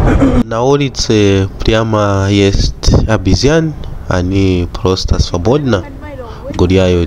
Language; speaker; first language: Russian; non-native, fluent; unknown